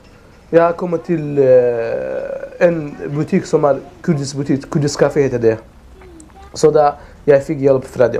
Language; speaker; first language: Norwegian; non-native, learner; Kurdish